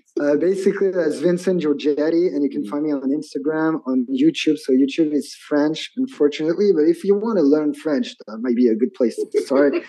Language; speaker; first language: English; non-native, fluent; French